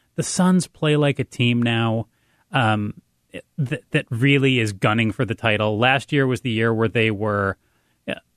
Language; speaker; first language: English; native; English